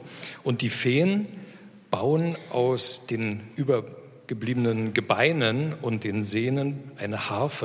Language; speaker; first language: German; native; German